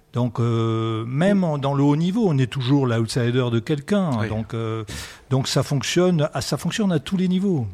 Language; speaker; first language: French; native; French